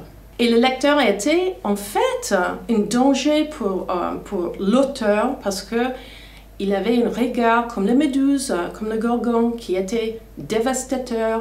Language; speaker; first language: French; non-native, fluent; English